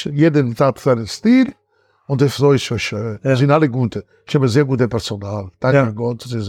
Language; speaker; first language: German; non-native, learner; Italian